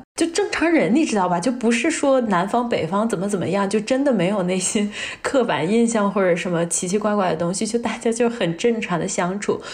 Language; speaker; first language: Chinese; native; Chinese